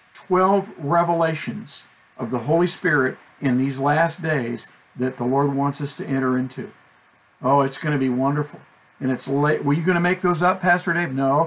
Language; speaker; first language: English; native; English